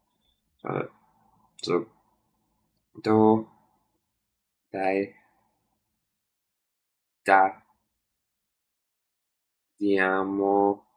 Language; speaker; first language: Italian; non-native, learner; English